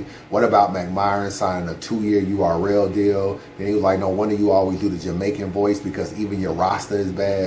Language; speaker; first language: English; native; English